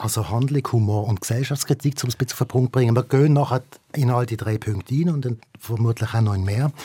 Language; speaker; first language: German; native; German